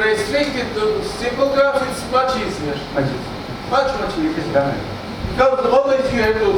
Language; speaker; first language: English; non-native, fluent; Turkish